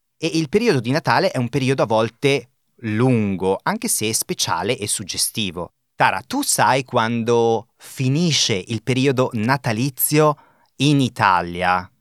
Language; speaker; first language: Italian; native; Italian